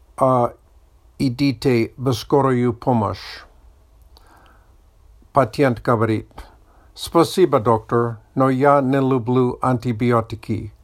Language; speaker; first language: Russian; non-native, learner; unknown